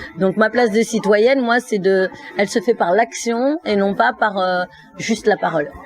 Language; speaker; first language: French; early bilingual, other home language; Fula